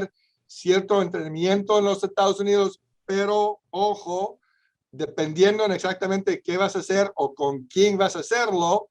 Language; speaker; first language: Spanish; non-native, fluent; English